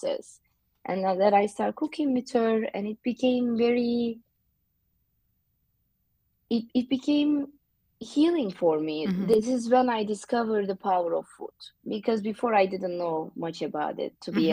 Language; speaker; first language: English; non-native, fluent; Turkish